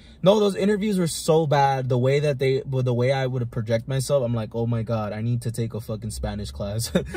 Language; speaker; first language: English; early bilingual, other home language; Spanish